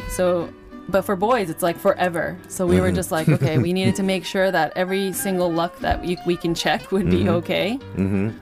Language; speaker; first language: English; native; English